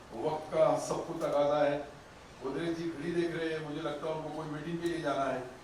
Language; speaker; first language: Hindi; non-native, local second language; Urdu